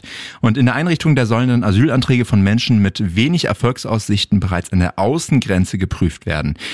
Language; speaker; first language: German; native; German